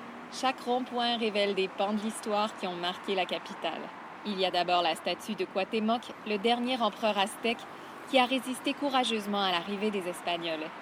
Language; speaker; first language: French; native; French